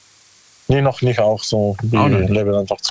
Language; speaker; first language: German; non-native, learner; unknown